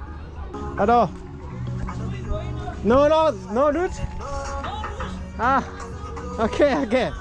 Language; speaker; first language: English; non-native, learner; Japanese